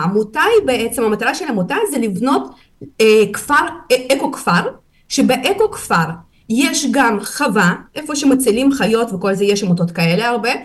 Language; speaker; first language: Hebrew; non-native, fluent; Russian